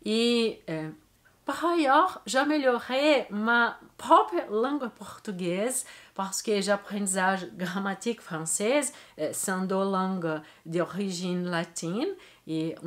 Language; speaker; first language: French; non-native, learner; Portuguese